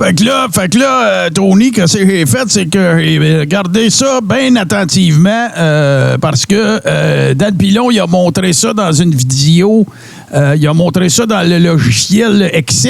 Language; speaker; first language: French; native; French